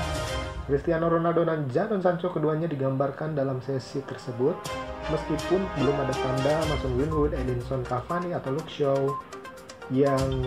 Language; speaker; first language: Indonesian; native; Indonesian